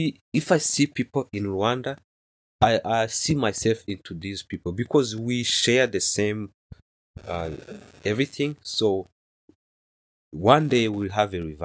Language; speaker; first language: English; non-native, local second language; Kinyarwanda